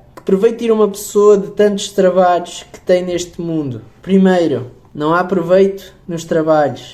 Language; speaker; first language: Portuguese; native; Portuguese